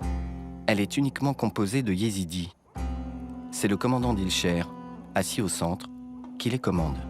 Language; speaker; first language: French; native; French